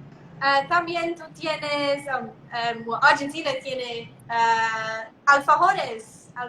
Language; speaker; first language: Spanish; non-native, learner; English